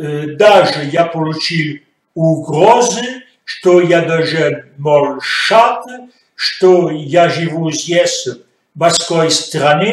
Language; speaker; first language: Russian; non-native, fluent; French